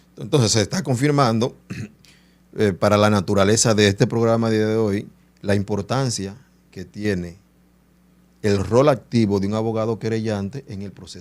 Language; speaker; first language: Spanish; native; Spanish